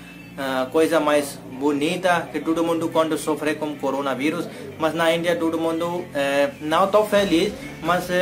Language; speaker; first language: Portuguese; non-native, learner; Hindi